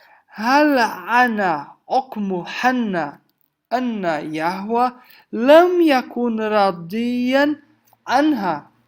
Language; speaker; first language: Arabic; non-native, fluent; Portuguese